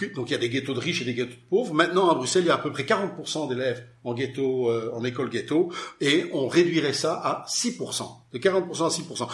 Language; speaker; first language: French; native; French